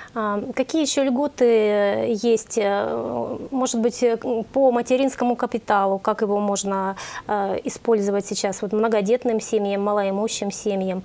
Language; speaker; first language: Russian; native; Russian